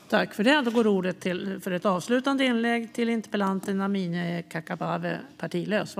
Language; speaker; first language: Swedish; native; Swedish